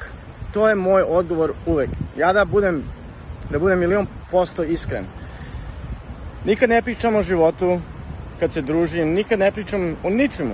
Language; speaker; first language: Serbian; early bilingual, heritage; Serbian